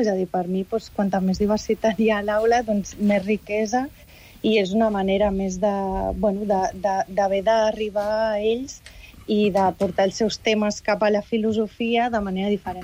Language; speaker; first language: Catalan; native; Catalan